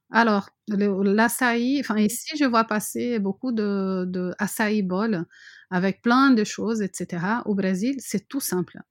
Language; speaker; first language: French; non-native, fluent; Portuguese